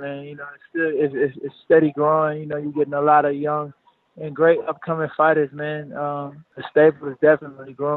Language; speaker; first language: English; native; English